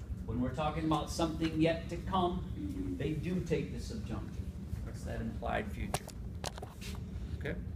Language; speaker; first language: English; native; English